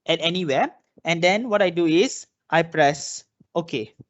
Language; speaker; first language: English; non-native, local second language; Malay